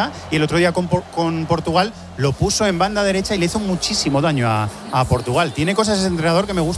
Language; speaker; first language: Spanish; native; Spanish